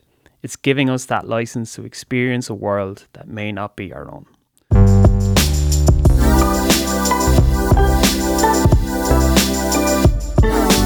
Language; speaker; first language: English; native; English